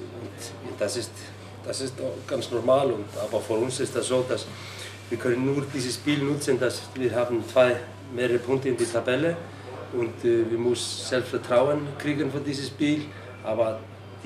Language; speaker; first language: German; non-native, learner; Icelandic